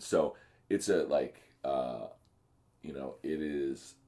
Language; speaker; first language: English; native; English